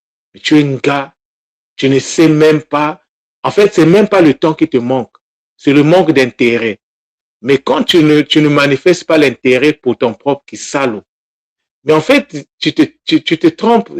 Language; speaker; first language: French; non-native, local second language; Kongo